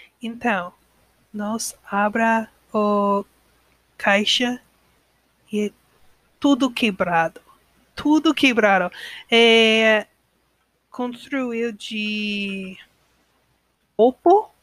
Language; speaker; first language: Portuguese; non-native, learner; English